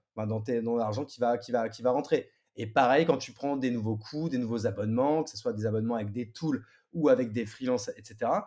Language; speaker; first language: French; native; French